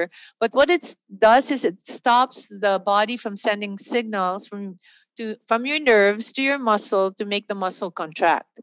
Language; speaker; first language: English; non-native, local second language; Filipino